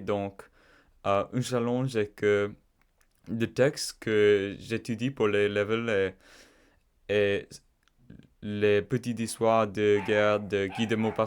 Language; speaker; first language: French; non-native, learner; English